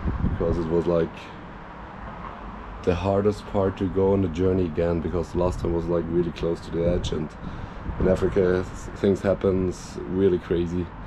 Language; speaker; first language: English; non-native, fluent; German